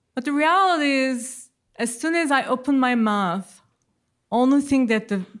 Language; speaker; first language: English; non-native, fluent; Turkish